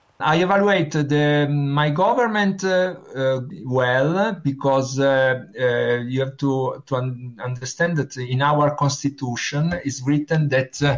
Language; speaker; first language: English; non-native, learner; Italian